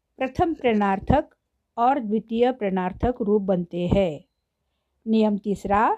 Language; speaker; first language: Hindi; non-native, local second language; Marathi